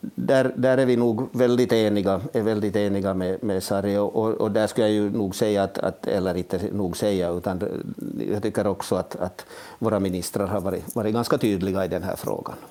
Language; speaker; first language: Swedish; native; Swedish